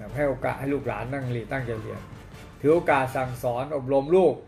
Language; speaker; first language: Thai; native; Thai